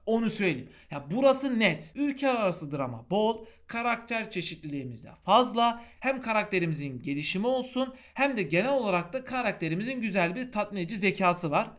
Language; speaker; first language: Turkish; native; Turkish